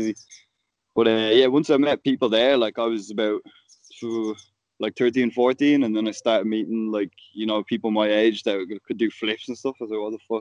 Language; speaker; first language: English; native; English